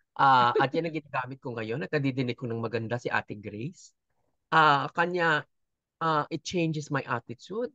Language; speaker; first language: Filipino; native; Filipino